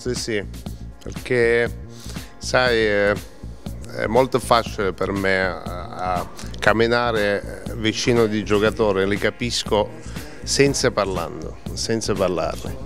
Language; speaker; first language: Italian; non-native, fluent; Russian